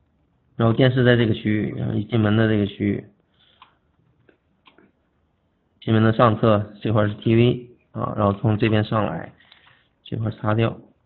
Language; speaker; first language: Chinese; native; Chinese